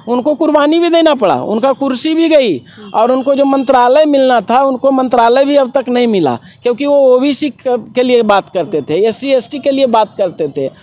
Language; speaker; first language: Hindi; native; Hindi